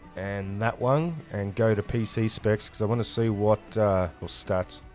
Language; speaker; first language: English; native; English